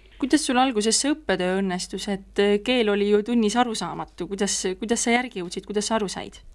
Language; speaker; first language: Estonian; native; Estonian